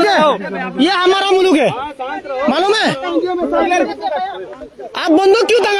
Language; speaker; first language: Hindi; non-native, learner; Bangla